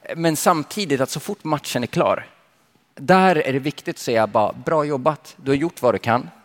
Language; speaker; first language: Swedish; early bilingual, other home language; Finnish